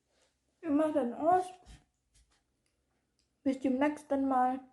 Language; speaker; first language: German; non-native, learner; Indonesian